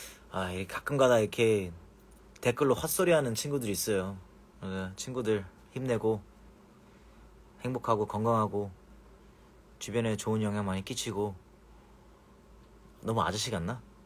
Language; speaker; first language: Korean; early bilingual, heritage; Korean